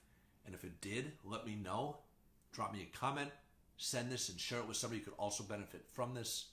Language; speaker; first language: English; native; English